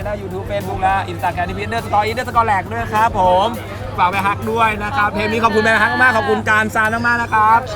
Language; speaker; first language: Thai; native; Thai